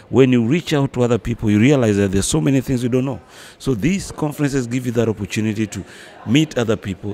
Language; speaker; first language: English; non-native, local second language; Luo (Kenya and Tanzania)